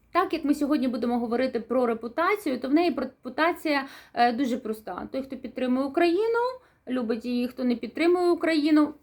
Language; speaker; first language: Ukrainian; non-native, local second language; Russian